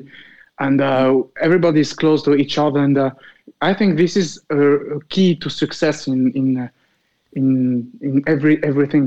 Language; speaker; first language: English; non-native, fluent; Arabic